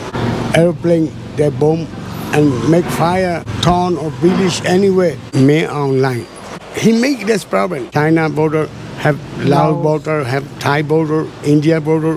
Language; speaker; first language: English; non-native, learner; Burmese